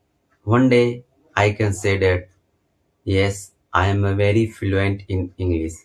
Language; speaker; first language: English; non-native, learner; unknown